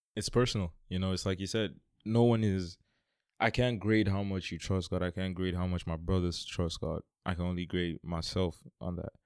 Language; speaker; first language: English; non-native, local second language; Yoruba